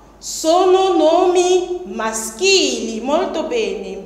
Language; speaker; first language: Italian; non-native, fluent; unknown